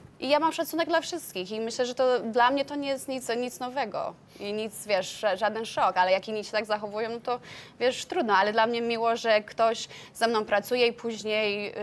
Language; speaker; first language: Polish; early bilingual, heritage; Polish